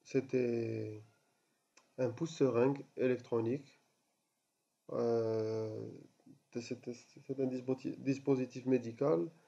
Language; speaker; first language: French; non-native, local second language; Arabic